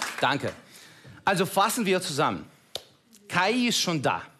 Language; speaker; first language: German; non-native, fluent; Russian